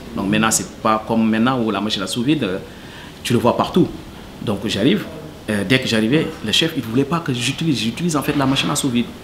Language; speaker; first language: French; non-native, local second language; Wolof